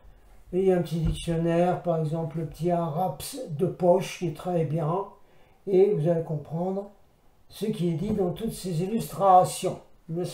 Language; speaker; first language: French; native; French